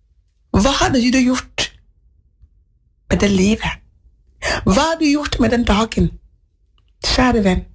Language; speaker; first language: Norwegian; non-native, fluent; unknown